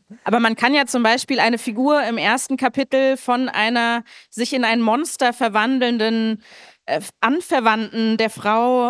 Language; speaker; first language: German; native; German